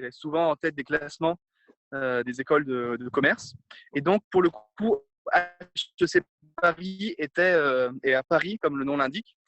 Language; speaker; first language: French; non-native, fluent; Italian